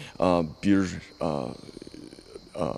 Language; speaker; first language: Turkish; non-native, fluent; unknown